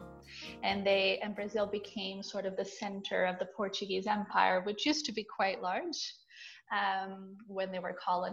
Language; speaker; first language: English; early bilingual, other home language; Portuguese